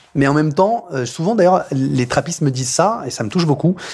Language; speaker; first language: French; native; French